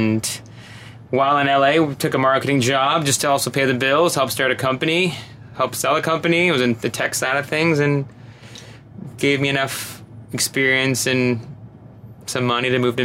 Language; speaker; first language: English; native; English